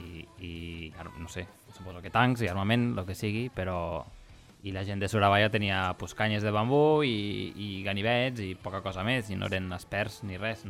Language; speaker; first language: Catalan; native; Catalan